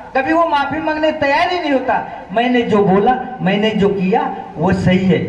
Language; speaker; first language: Hindi; non-native, local second language; Marathi